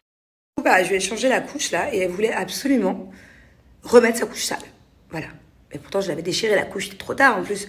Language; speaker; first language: French; native; French